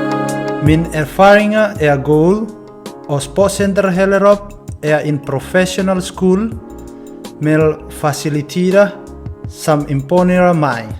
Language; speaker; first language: Danish; non-native, learner; Indonesian